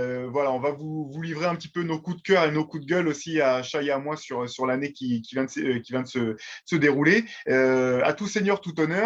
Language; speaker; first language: French; native; French